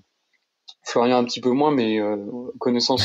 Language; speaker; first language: French; native; French